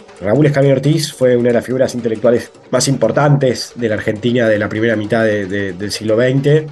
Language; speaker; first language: Spanish; native; Spanish